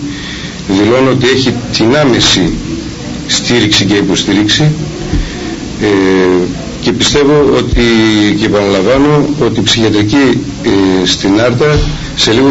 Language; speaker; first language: Greek; native; Greek